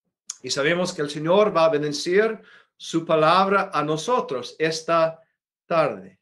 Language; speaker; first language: Spanish; non-native, fluent; English